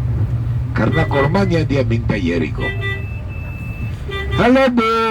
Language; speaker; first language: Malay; non-native, fluent; Hebrew